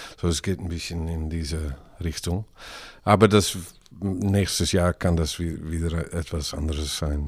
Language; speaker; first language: German; non-native, learner; Dutch